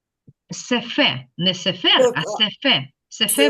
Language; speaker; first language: French; non-native, fluent; Ukrainian